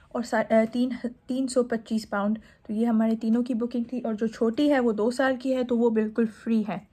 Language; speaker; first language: Urdu; native; Urdu